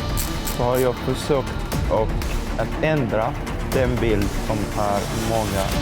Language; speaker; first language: Swedish; non-native, fluent; Arabic